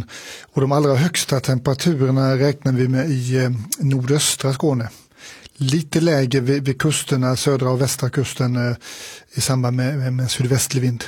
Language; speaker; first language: Swedish; native; Swedish